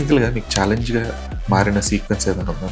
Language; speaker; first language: Telugu; native; Telugu